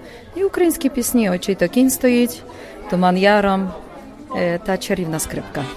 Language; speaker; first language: Ukrainian; early bilingual, heritage; Ukrainian